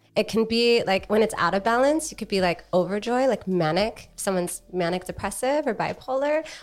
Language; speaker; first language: English; native; English